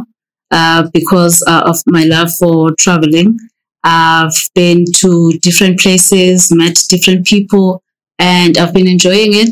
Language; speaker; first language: English; non-native, local second language; Xhosa